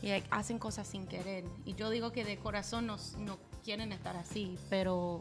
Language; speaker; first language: Spanish; non-native, fluent; English